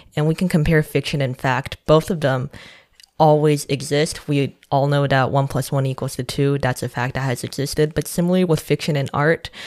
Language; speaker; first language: English; non-native, fluent; Chinese